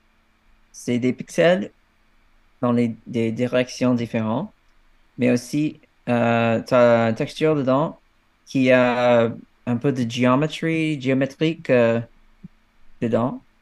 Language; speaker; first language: French; non-native, fluent; English